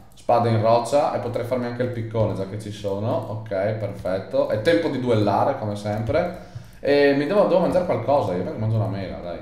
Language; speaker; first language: Italian; native; Italian